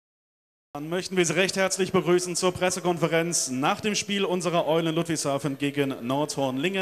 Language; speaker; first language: German; native; German